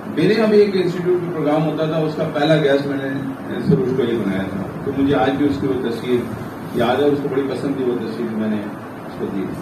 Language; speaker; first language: Urdu; non-native, local second language; Pashto